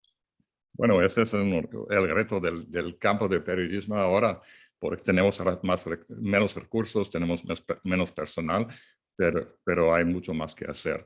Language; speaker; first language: Spanish; non-native, fluent; English